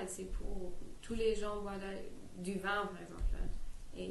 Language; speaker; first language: French; non-native, learner; English